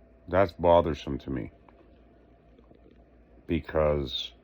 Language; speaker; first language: English; native; English